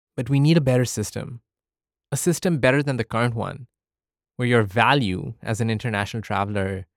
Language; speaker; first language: English; early bilingual, other home language; Arabic